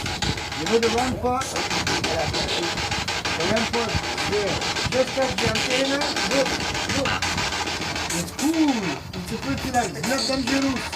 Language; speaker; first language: English; non-native, local second language; French